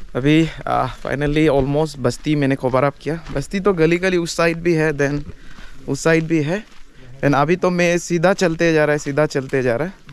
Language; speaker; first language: Hindi; non-native, local second language; Adi